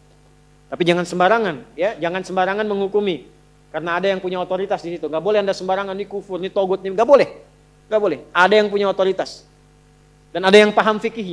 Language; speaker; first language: Indonesian; native; Indonesian